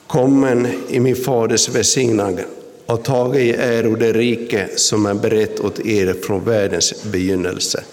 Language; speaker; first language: Swedish; non-native, local second language; Finnish